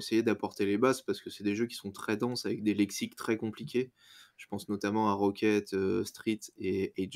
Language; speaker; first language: French; native; French